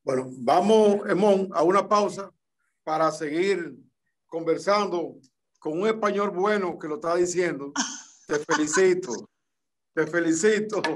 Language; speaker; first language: Spanish; native; Spanish